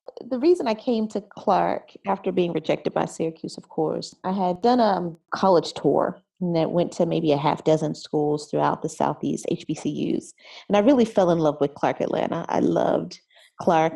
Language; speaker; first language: English; native; English